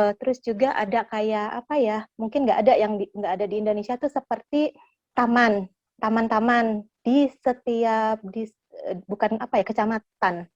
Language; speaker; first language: Indonesian; native; Indonesian